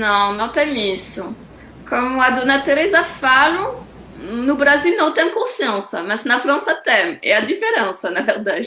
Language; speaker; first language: Portuguese; non-native, fluent; French